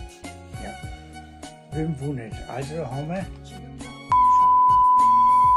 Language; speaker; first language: German; native; German